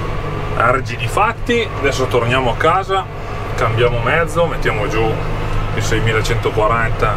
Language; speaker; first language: Italian; native; Italian